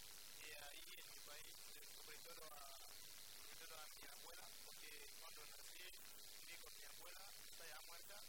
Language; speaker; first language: Spanish; non-native, fluent; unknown